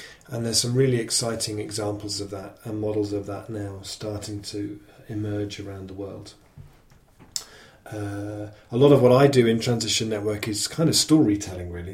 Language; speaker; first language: English; native; English